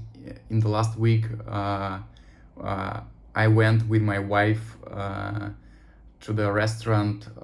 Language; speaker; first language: English; non-native, learner; Russian